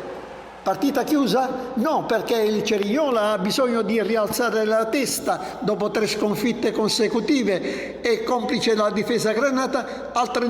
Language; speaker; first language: Italian; native; Italian